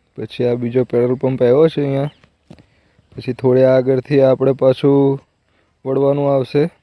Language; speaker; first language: Gujarati; native; Gujarati